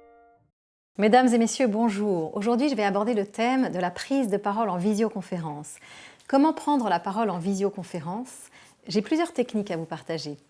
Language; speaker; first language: French; native; French